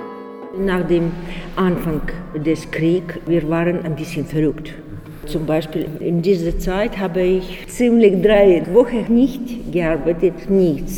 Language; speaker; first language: German; non-native, learner; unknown